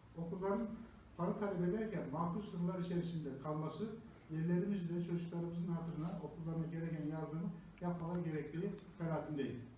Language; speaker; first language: Turkish; native; Turkish